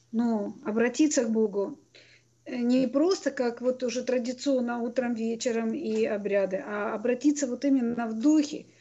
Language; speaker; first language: Russian; native; Russian